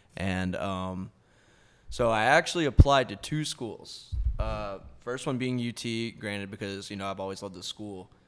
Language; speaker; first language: English; native; English